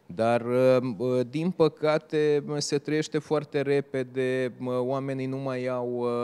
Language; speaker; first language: Romanian; native; Romanian